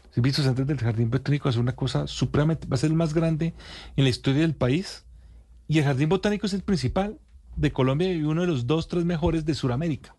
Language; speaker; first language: Spanish; native; Spanish